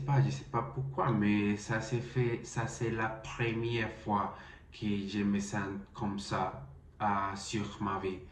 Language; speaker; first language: French; non-native, learner; Spanish